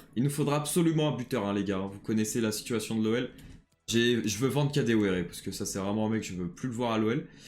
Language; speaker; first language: French; native; French